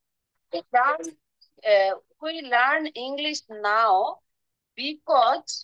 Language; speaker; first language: English; non-native, learner; Bangla